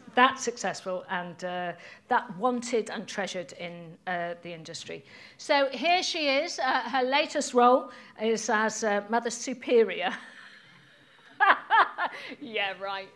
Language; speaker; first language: English; native; English